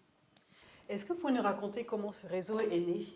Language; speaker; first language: French; native; French